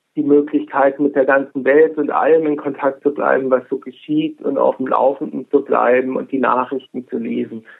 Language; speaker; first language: German; native; German